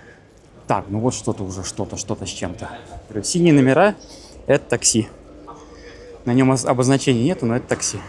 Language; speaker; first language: Russian; native; Russian